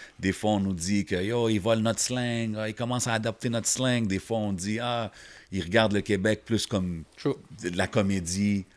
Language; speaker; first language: French; native; French